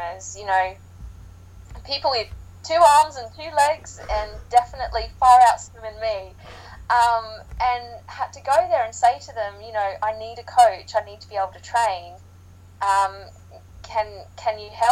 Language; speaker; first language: English; native; English